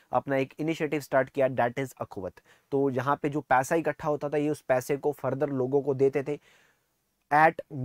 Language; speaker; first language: Hindi; non-native, local second language; Punjabi